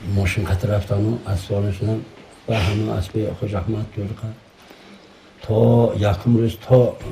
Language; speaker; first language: Tajik; native; Tajik